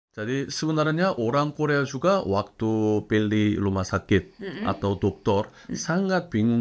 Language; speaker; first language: Indonesian; non-native, fluent; Korean